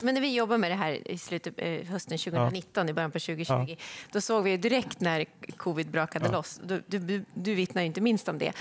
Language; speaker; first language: Swedish; native; Swedish